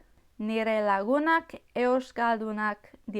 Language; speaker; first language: Basque; non-native, learner; English